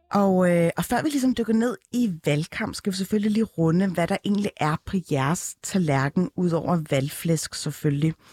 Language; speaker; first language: Danish; early bilingual, other home language; Turkish